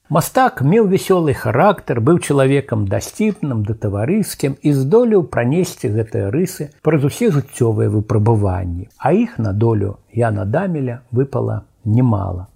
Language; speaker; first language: Belarusian; native; Belarusian